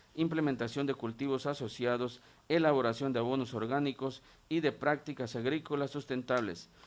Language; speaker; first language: Spanish; non-native, local second language; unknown